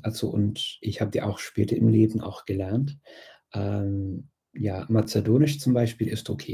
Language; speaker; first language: German; non-native, fluent; English